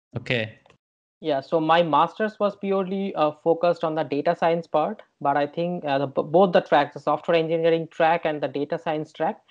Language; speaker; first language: English; non-native, local second language; Bangla